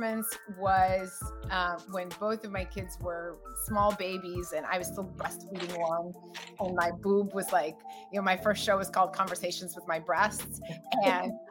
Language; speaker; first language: English; early bilingual, other home language; Russian